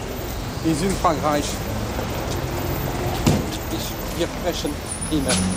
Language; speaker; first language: German; non-native, learner; French